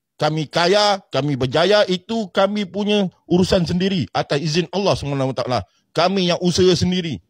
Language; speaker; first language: Malay; native; Malay